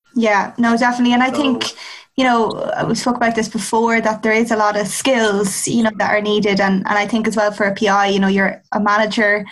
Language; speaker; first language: English; native; English